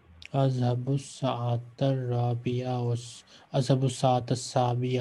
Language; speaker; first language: Arabic; non-native, fluent; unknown